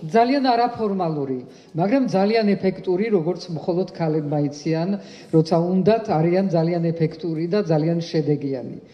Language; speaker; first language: Georgian; early bilingual, heritage; Georgian